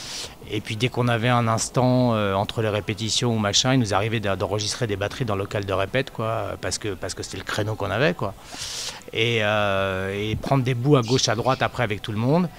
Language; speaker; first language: French; native; French